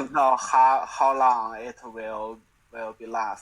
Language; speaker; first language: English; non-native, learner; Chinese